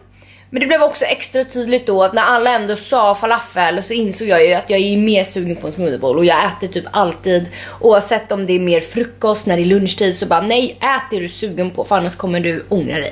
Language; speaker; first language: Swedish; native; Swedish